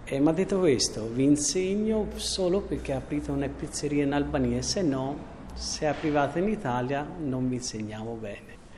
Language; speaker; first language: Italian; non-native, fluent; Albanian